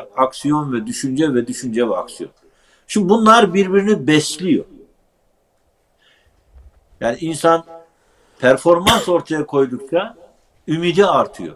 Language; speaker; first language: Turkish; native; Turkish